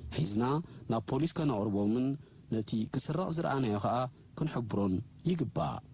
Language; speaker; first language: Tigrinya; native; Tigrinya